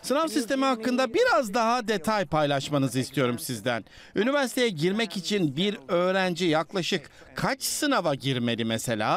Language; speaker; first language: Turkish; native; Turkish